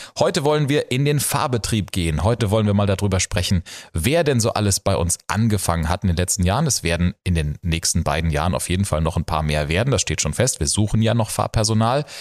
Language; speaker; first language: German; native; German